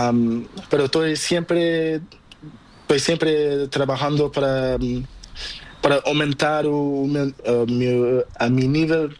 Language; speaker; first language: Spanish; non-native, learner; Portuguese